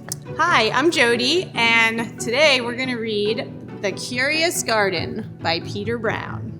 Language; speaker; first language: English; native; English